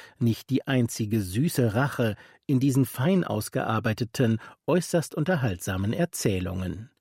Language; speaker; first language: German; native; German